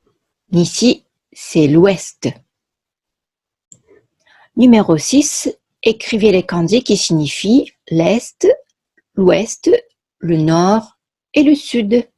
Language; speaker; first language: French; non-native, fluent; Japanese